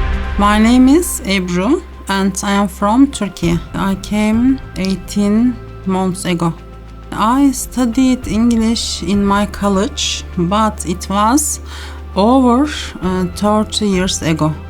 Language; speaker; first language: English; non-native, learner; Turkish